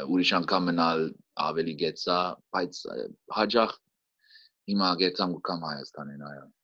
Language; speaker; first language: Armenian; early bilingual, heritage; Armenian